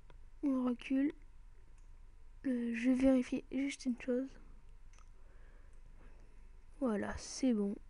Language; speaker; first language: French; native; French